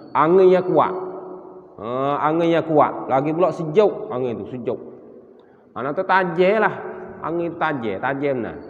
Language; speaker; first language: Malay; native; Malay